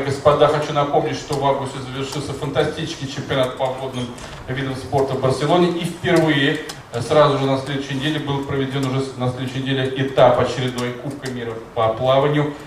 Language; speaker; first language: Russian; native; Russian